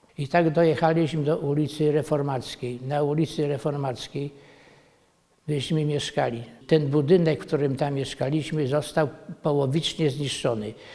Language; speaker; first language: Polish; native; Polish